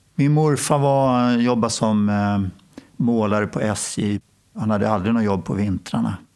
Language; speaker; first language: Swedish; native; Swedish